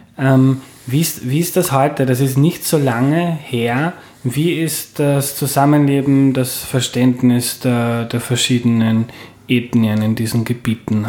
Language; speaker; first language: German; native; German